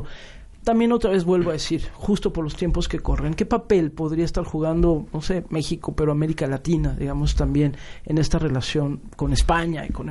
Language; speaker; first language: Spanish; native; Spanish